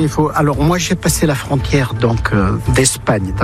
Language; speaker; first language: French; early bilingual, other home language; Portuguese